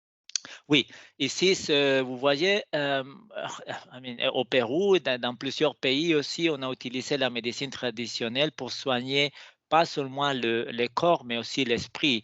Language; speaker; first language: French; non-native, fluent; Spanish